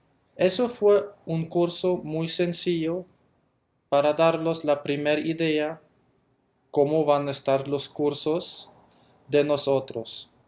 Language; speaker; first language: Spanish; non-native, fluent; German